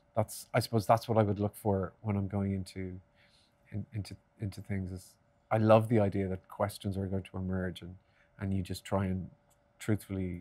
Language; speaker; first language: English; native; English